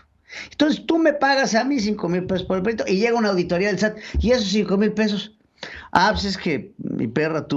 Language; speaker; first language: Spanish; native; Spanish